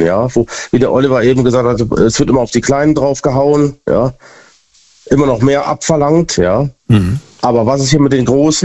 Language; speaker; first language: German; native; German